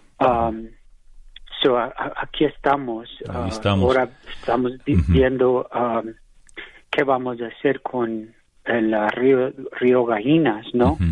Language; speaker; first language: Spanish; early bilingual, heritage; English